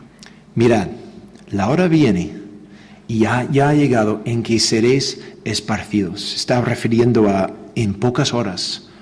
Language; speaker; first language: Spanish; non-native, fluent; English